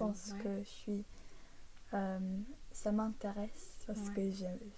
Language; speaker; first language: French; early bilingual, heritage; English